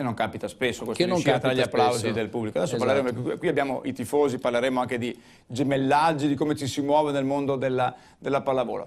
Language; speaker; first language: Italian; native; Italian